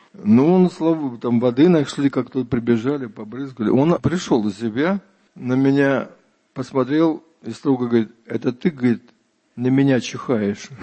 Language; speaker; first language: Russian; native; Russian